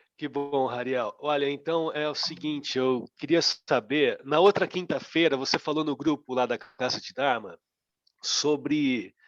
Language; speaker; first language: Portuguese; native; Portuguese